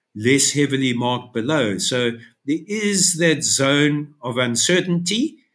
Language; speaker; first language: English; native; English